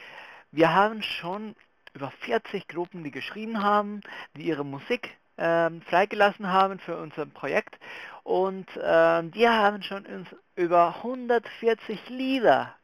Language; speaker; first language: German; non-native, fluent; Spanish